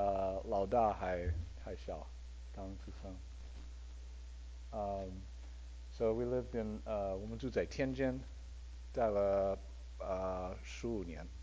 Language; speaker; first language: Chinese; early bilingual, heritage; Chinese